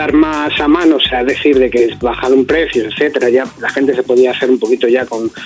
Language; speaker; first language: Spanish; native; Spanish